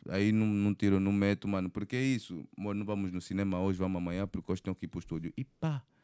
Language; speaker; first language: Portuguese; native; Portuguese